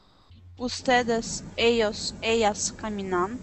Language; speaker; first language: Spanish; non-native, learner; Russian